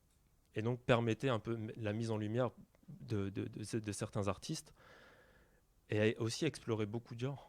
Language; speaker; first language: French; native; French